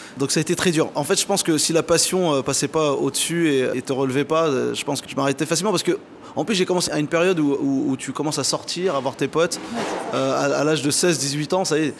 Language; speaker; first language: French; early bilingual, other home language; Arabic